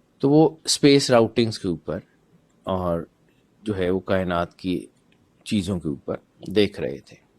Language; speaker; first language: Urdu; non-native, local second language; Punjabi